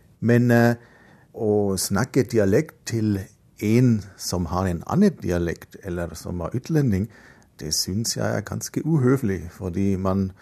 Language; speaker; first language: Norwegian; non-native, fluent; German